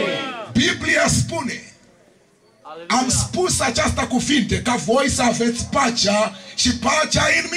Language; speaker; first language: Romanian; non-native, learner; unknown